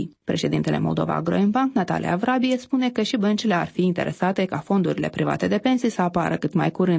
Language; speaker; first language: Romanian; native; Romanian